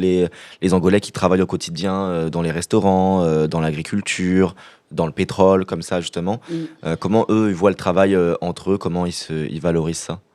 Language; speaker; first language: French; native; French